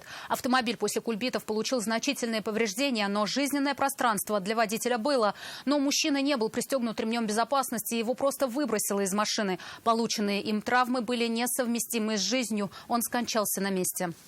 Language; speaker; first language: Russian; native; Russian